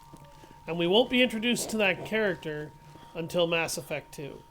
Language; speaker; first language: English; native; English